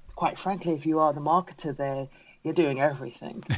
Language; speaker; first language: English; native; English